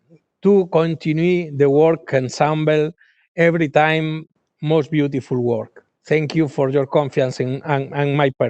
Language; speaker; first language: English; non-native, learner; Galician